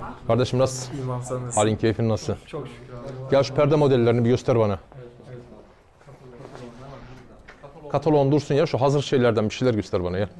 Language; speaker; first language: Russian; non-native, learner; Turkish